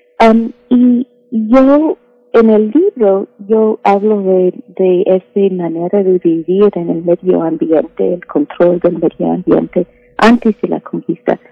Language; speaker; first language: Spanish; non-native, fluent; English